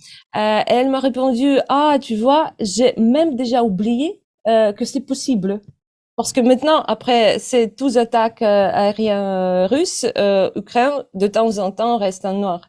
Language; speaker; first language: French; non-native, fluent; Ukrainian